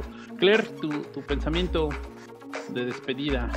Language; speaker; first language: Spanish; native; Spanish